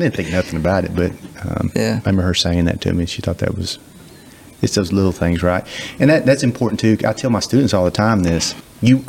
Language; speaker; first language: English; native; English